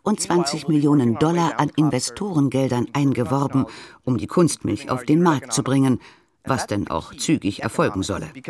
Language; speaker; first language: German; native; German